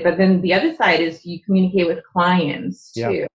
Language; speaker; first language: English; non-native, fluent; Czech